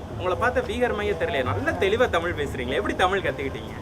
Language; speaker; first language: Tamil; native; Tamil